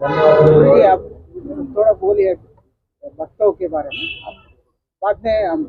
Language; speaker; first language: Hindi; non-native, local second language; Kannada